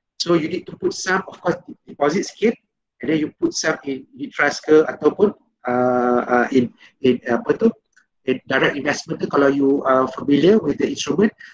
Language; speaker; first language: English; non-native, local second language; Malay